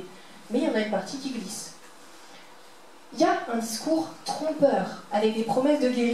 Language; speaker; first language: French; native; French